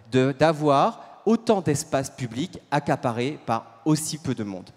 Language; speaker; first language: French; native; French